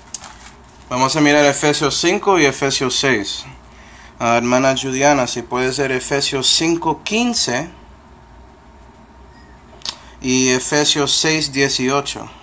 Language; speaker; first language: Spanish; non-native, fluent; English